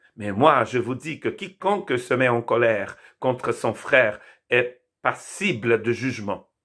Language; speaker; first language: French; non-native, fluent; Portuguese